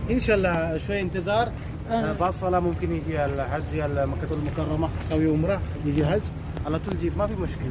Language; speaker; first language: Arabic; non-native, learner; Bangla